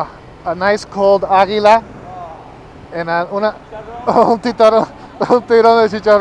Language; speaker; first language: Spanish; non-native, learner; English